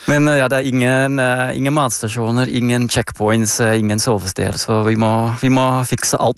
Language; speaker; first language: Norwegian; non-native, fluent; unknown